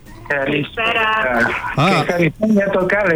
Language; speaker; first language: Greek; non-native, fluent; Italian